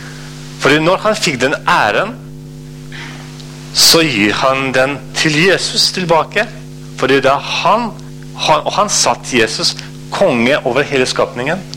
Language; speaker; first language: Norwegian; non-native, fluent; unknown